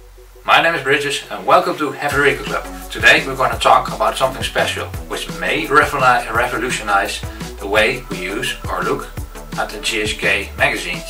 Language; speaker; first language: English; non-native, fluent; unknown